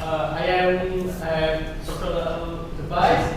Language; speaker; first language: English; non-native, learner; Indonesian